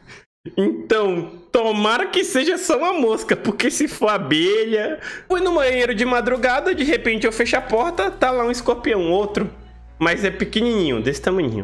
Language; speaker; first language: Portuguese; native; Portuguese